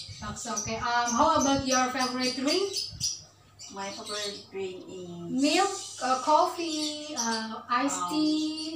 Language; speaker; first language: English; non-native, learner; Indonesian